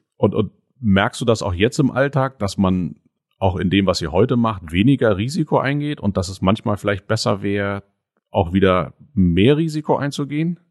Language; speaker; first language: German; native; German